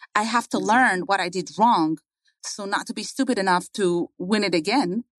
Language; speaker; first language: English; non-native, fluent; Hebrew